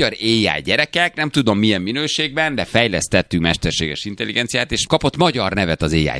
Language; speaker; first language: Hungarian; native; Hungarian